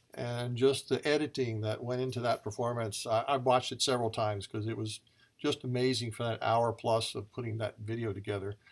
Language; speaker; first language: English; native; English